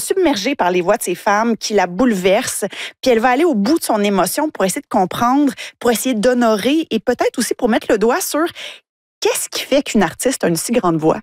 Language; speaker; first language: French; native; French